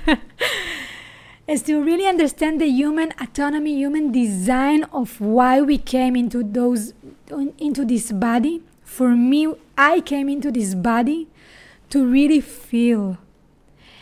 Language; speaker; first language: English; non-native, fluent; Hebrew